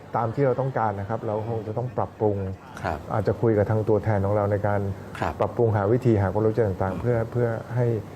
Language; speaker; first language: Thai; native; Thai